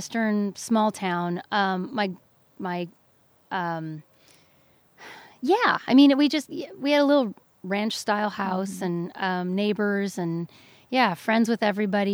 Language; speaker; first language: English; native; English